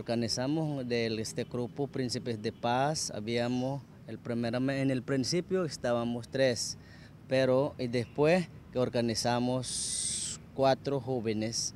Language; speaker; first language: Spanish; non-native, local second language; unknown